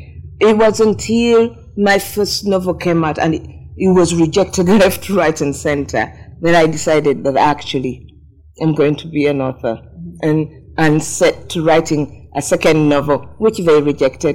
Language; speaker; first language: English; non-native, local second language; Ganda